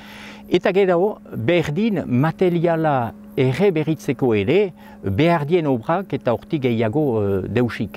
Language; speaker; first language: Basque; native; Basque